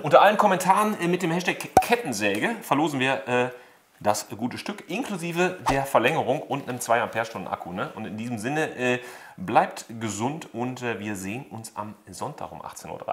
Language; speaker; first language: German; native; German